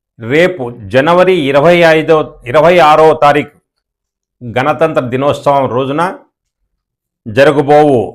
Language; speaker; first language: Telugu; non-native, local second language; Lambadi